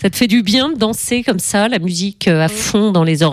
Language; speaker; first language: French; native; French